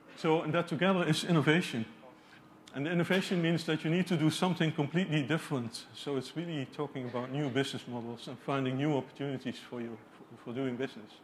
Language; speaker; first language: English; non-native, fluent; Dutch